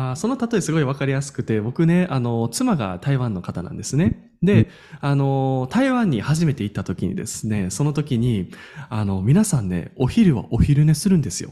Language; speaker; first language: Japanese; native; Japanese